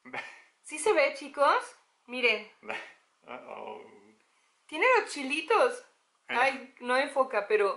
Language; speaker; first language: Spanish; native; Spanish